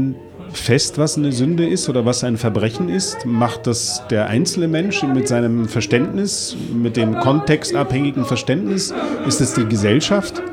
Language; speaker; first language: German; native; German